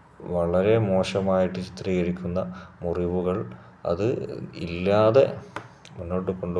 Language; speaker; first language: Malayalam; native; Malayalam